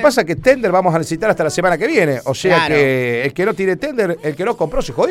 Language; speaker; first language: Spanish; native; Spanish